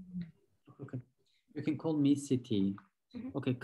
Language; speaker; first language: English; non-native, fluent; Turkish